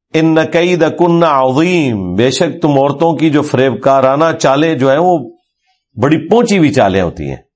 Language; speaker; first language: Urdu; non-native, local second language; Punjabi